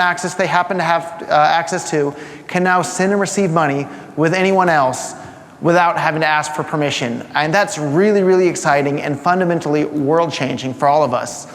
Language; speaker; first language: English; native; English